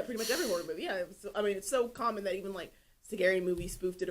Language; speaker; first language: English; native; English